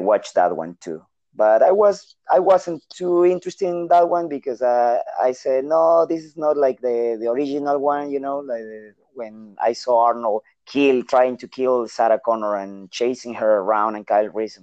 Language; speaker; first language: English; non-native, learner; Spanish